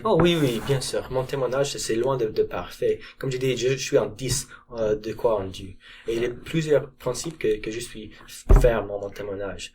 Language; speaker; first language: French; non-native, learner; English